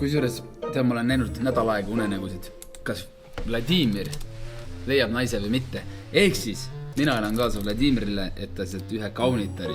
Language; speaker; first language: Estonian; native; Estonian